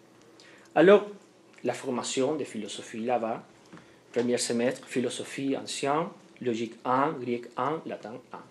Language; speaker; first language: French; non-native, fluent; Spanish